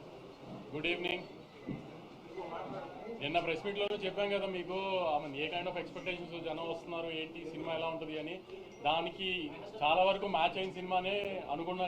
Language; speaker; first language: Telugu; native; Telugu